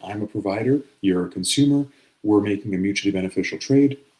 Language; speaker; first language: English; native; English